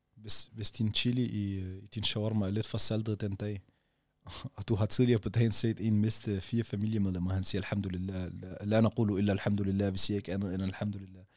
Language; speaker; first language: Danish; early bilingual, other home language; Arabic